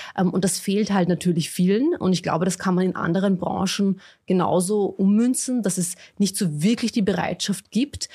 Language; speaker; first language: German; early bilingual, other home language; Bosnian